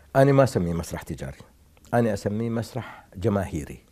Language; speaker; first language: Arabic; native; Arabic